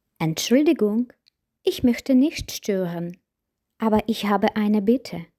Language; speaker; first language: German; non-native, fluent; Ukrainian